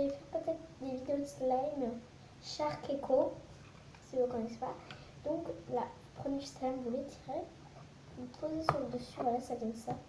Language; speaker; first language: French; native; French